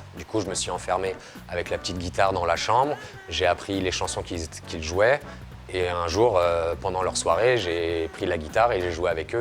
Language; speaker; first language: French; native; French